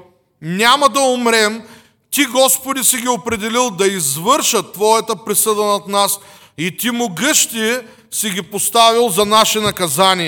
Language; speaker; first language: Bulgarian; native; Bulgarian